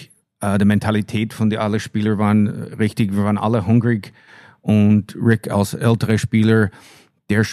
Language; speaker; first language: German; non-native, fluent; English